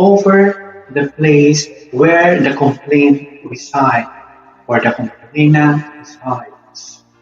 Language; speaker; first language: English; non-native, local second language; Filipino